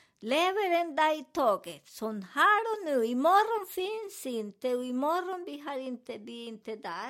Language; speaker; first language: Swedish; non-native, learner; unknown